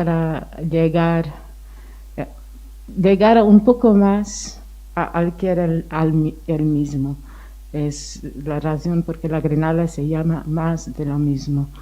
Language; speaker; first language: Spanish; non-native, fluent; Portuguese